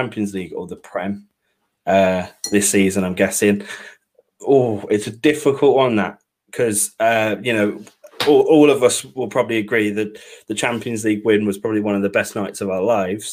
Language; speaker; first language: English; native; English